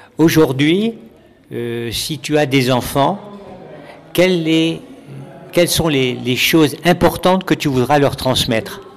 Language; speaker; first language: French; native; French